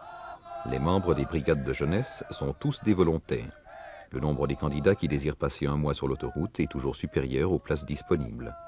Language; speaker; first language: French; native; French